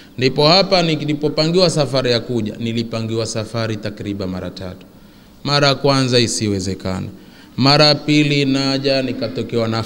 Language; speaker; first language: Swahili; native; Swahili